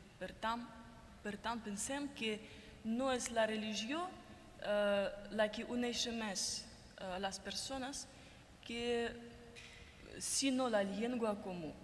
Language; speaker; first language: Catalan; non-native, learner; Russian